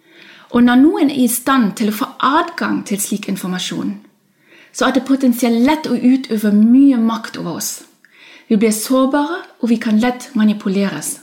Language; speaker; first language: Norwegian; non-native, fluent; German